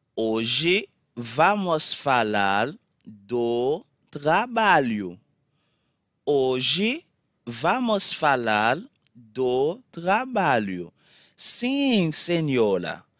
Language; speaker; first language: Portuguese; non-native, fluent; Haitian Creole